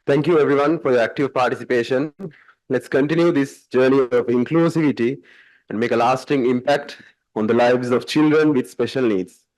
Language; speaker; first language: English; non-native, local second language; Sinhala